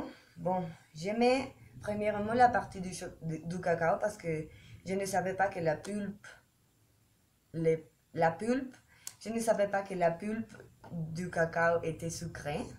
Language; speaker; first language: French; non-native, learner; Spanish